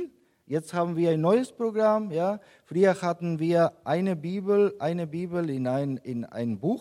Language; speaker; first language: German; non-native, fluent; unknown